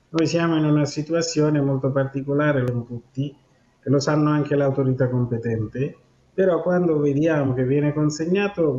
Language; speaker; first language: Italian; non-native, fluent; Bangla